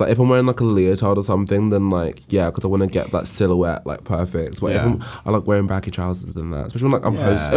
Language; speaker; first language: English; native; English